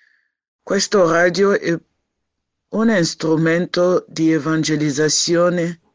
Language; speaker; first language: Italian; non-native, learner; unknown